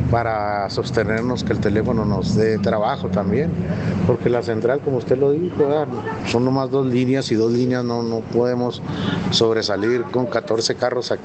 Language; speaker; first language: Spanish; native; Spanish